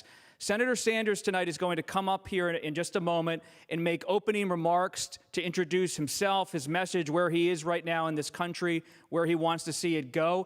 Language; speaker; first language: English; native; English